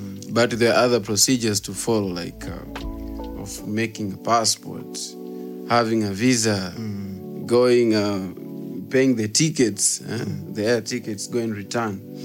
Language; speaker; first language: English; non-native, local second language; Swahili